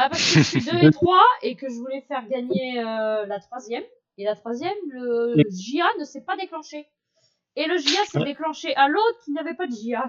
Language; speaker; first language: French; native; French